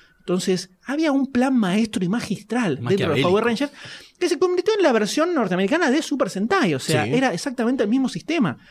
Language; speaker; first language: Spanish; native; Spanish